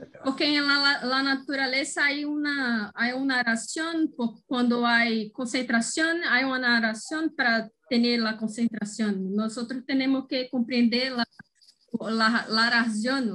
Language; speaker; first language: Spanish; non-native, learner; Portuguese